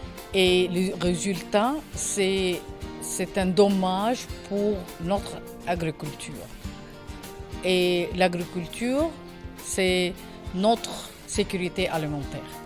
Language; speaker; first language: French; non-native, learner; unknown